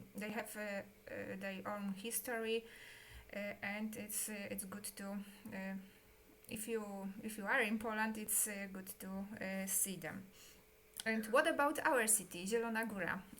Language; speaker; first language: English; non-native, learner; Polish